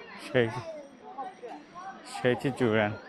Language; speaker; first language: Chinese; non-native, learner; Bangla